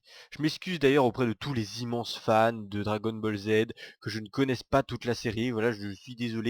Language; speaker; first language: French; native; French